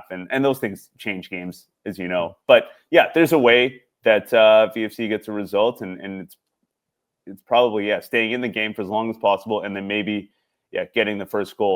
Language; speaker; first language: English; native; English